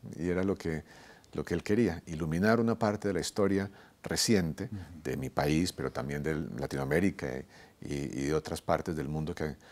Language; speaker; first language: Spanish; native; Spanish